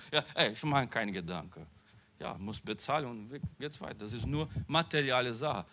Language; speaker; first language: German; non-native, learner; Portuguese